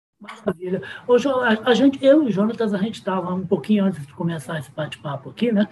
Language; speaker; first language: Portuguese; native; Portuguese